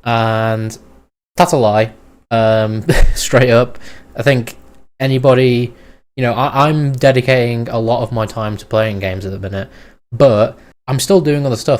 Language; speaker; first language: English; native; English